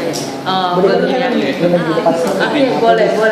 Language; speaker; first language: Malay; non-native, fluent; Chinese